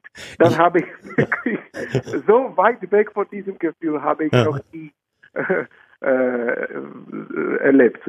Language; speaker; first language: German; non-native, fluent; Czech